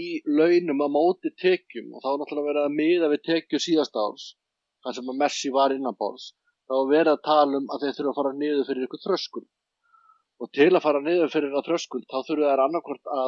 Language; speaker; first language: Icelandic; native; Icelandic